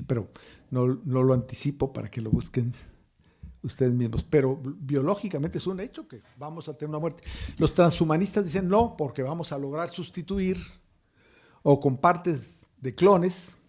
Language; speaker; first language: Spanish; native; Spanish